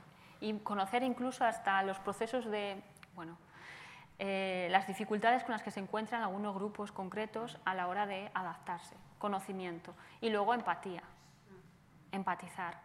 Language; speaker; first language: Spanish; native; Spanish